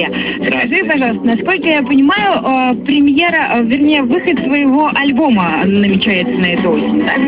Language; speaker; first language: Russian; native; Russian